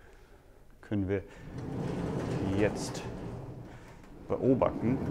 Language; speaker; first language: German; non-native, fluent; English